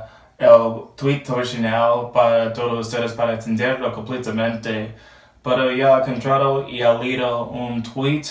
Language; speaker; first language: Spanish; non-native, learner; English